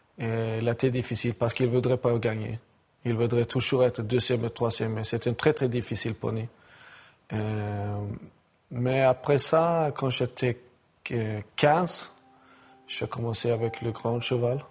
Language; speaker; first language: French; non-native, learner; Swedish